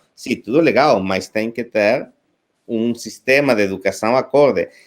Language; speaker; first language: Portuguese; non-native, learner; Spanish